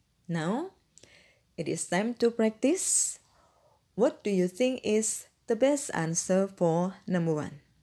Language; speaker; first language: English; non-native, fluent; Indonesian